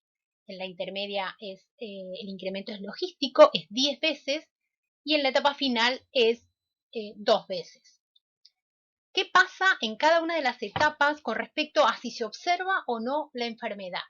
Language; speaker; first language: Spanish; native; Spanish